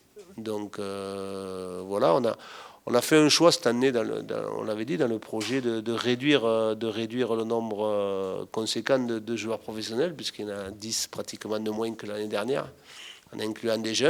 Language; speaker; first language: French; native; French